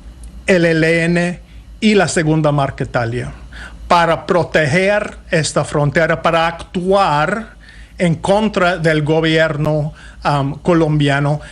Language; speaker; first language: Spanish; non-native, fluent; English